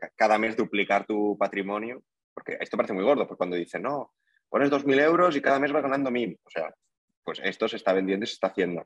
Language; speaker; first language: Spanish; native; Spanish